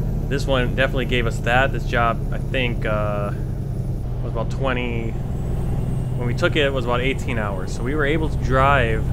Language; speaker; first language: English; native; English